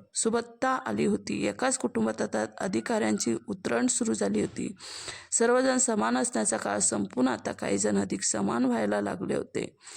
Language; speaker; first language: Marathi; native; Marathi